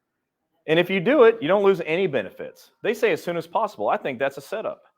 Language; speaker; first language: English; native; English